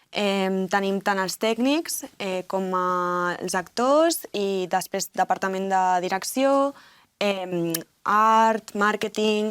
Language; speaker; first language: Catalan; non-native, local second language; Spanish